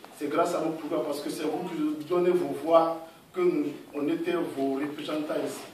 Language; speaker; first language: French; non-native, local second language; Fula